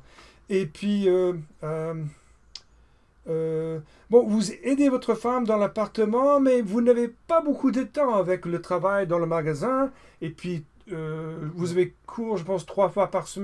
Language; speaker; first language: French; non-native, fluent; English